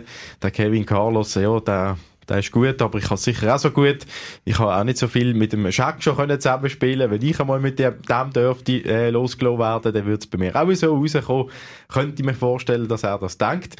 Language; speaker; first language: German; native; German